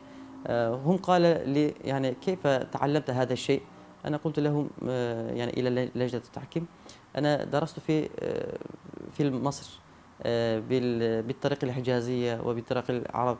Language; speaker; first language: Arabic; non-native, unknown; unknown